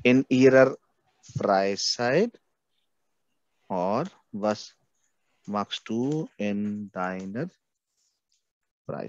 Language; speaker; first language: German; non-native, fluent; Hindi